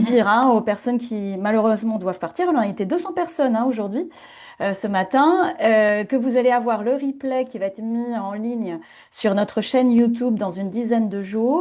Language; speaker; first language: French; native; French